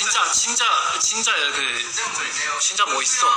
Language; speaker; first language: Korean; non-native, fluent; Chinese